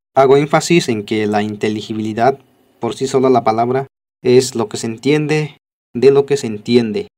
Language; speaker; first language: Spanish; non-native, local second language; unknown